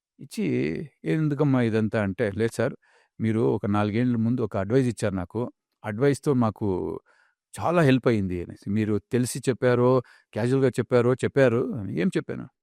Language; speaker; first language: Telugu; non-native, local second language; Kannada